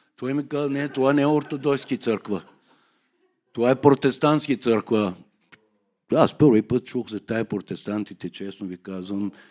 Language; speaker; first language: Bulgarian; non-native, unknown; Persian